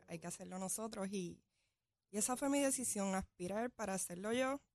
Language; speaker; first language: Spanish; native; Spanish